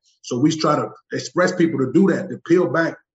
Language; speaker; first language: English; native; English